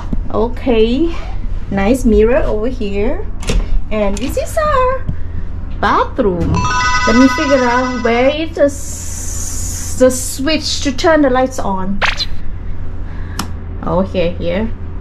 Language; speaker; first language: English; non-native, fluent; Thai